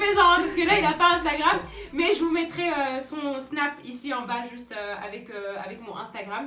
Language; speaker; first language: French; native; French